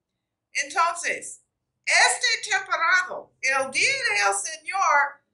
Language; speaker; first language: Spanish; non-native, fluent; English